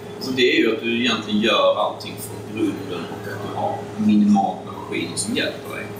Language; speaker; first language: Swedish; native; Swedish